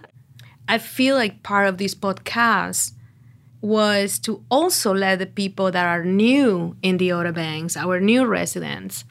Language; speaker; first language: English; non-native, fluent; Spanish